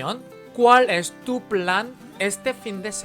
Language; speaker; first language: Spanish; non-native, fluent; Korean